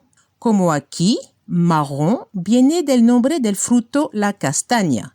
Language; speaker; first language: Spanish; non-native, fluent; French